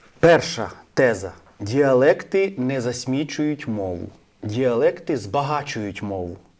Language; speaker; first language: Ukrainian; native; Ukrainian